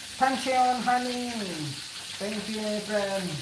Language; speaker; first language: English; non-native, learner; Indonesian